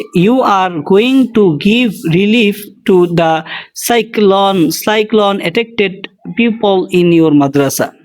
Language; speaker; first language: English; non-native, local second language; Bangla